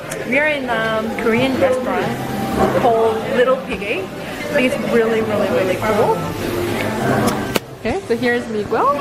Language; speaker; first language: English; non-native, fluent; Korean